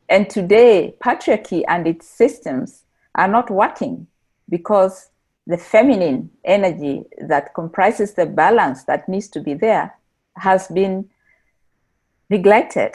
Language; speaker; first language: English; non-native, local second language; Meru